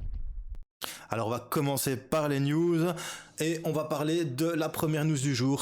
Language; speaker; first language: French; native; French